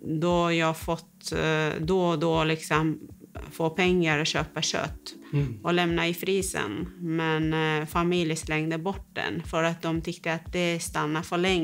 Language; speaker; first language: Swedish; non-native, fluent; Persian